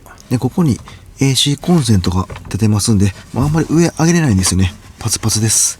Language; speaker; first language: Japanese; native; Japanese